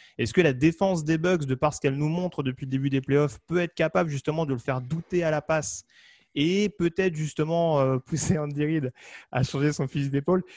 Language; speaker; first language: French; native; French